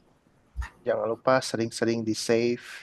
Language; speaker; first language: Indonesian; native; Indonesian